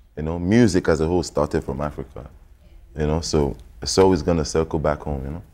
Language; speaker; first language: English; non-native, local second language; Yoruba